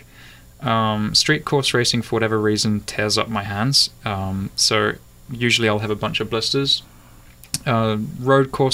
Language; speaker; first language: English; native; English